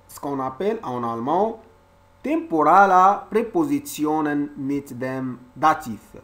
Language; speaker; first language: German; non-native, learner; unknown